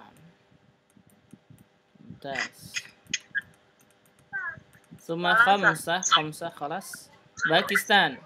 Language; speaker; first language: Arabic; non-native, fluent; Indonesian